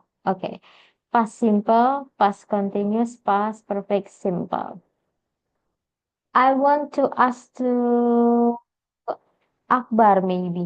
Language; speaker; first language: English; non-native, fluent; Indonesian